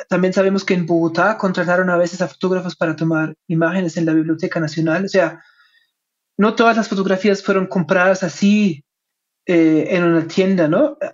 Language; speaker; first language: Spanish; non-native, fluent; German